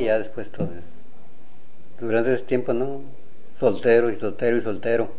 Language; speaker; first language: Spanish; native; Spanish